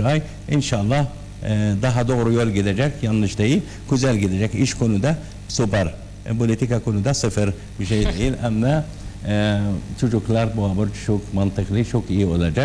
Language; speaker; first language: Turkish; non-native, learner; Arabic